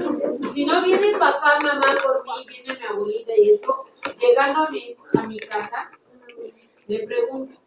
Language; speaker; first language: Spanish; native; Spanish